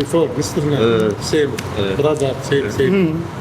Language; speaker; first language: English; non-native, learner; Arabic